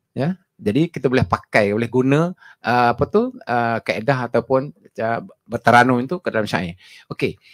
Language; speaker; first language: Malay; native; Malay